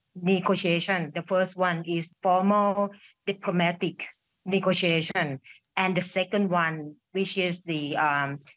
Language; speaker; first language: English; non-native, fluent; Thai